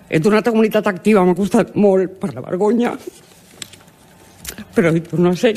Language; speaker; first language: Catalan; non-native, local second language; Spanish